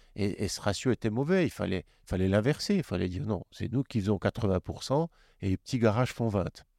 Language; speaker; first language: French; native; French